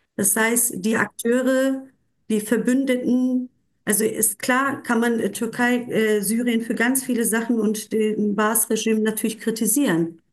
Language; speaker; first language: German; non-native, fluent; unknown